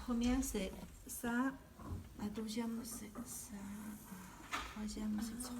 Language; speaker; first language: French; non-native, learner; Chinese